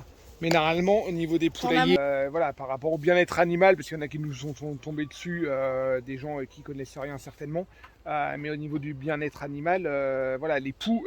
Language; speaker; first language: French; native; French